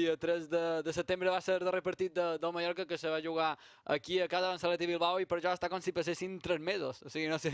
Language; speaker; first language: Catalan; native; Catalan